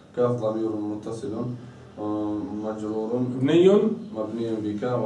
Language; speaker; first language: Arabic; non-native, learner; Chechen